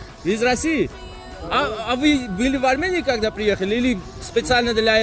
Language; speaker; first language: Russian; non-native, learner; Armenian